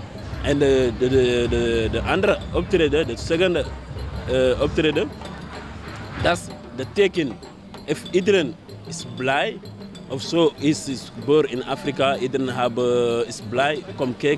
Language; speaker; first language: Dutch; non-native, learner; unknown